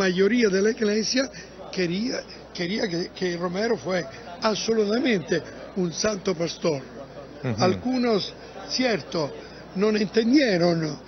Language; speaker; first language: Spanish; non-native, fluent; Italian